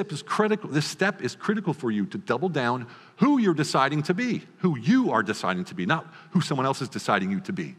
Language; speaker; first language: English; native; English